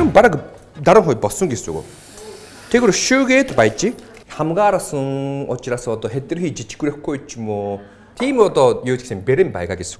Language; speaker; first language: Mongolian; non-native, fluent; Japanese